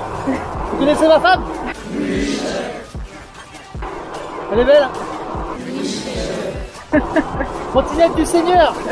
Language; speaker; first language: French; native; French